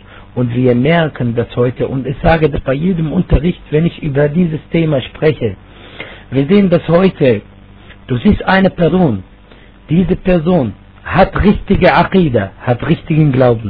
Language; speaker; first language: German; non-native, fluent; Arabic